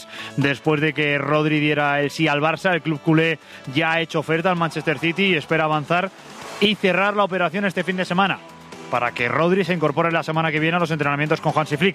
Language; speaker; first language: Spanish; native; Spanish